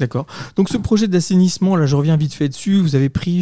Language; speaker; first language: French; native; French